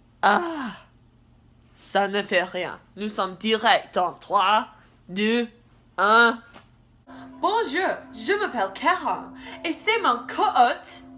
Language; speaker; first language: French; non-native, learner; English